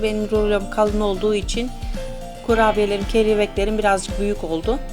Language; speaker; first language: Turkish; native; Turkish